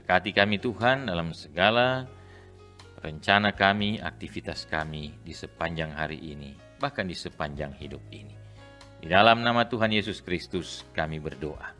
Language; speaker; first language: Indonesian; native; Indonesian